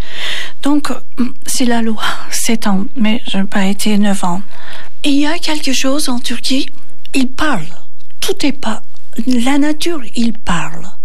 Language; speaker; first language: French; non-native, learner; Turkish